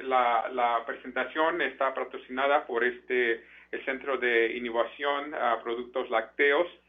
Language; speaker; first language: Spanish; early bilingual, heritage; Spanish